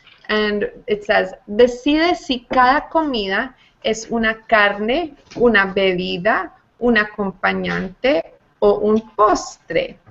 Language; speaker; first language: Spanish; non-native, fluent; English